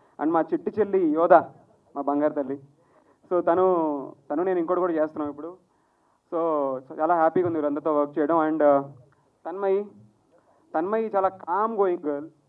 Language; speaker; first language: Telugu; native; Telugu